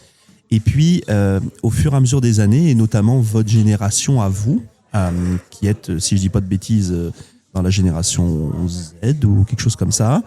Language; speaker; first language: French; native; French